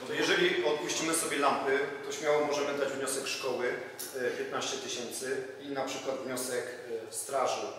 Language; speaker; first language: Polish; native; Polish